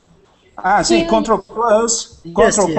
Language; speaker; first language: English; non-native, learner; Russian